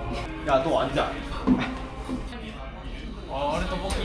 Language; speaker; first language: Korean; non-native, learner; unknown